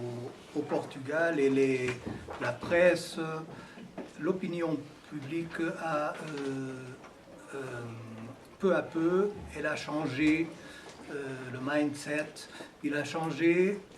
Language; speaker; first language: French; non-native, fluent; Portuguese